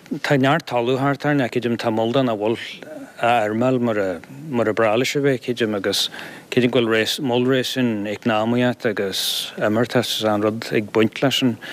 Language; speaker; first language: Irish; native; Irish